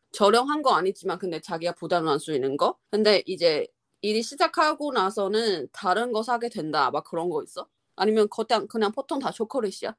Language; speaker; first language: Korean; non-native, fluent; Chinese